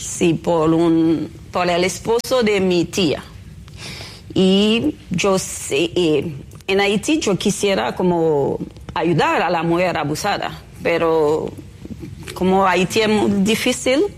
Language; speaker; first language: Spanish; non-native, fluent; Haitian Creole